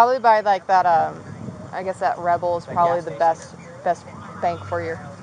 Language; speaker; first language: English; native; English